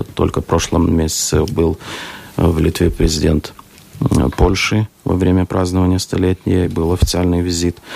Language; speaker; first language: Russian; non-native, local second language; Lithuanian